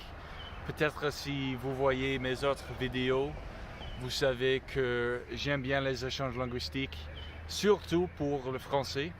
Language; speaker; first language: French; non-native, learner; English